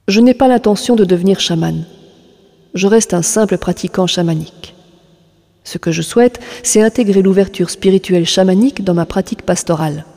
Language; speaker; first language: French; native; French